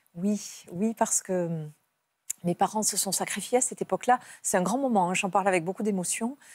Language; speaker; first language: French; native; French